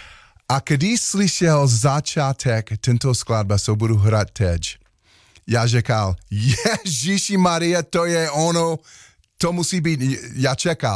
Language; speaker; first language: Czech; non-native, learner; English